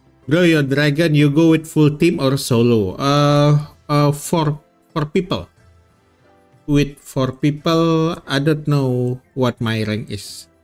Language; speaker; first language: English; non-native, learner; Indonesian